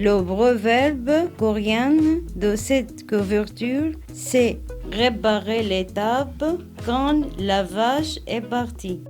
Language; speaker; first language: French; non-native, learner; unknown